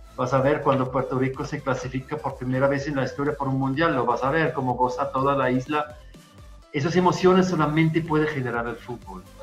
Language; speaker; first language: Spanish; non-native, fluent; German